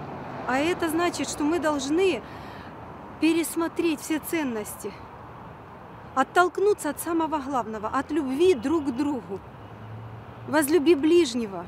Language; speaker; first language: Russian; native; Russian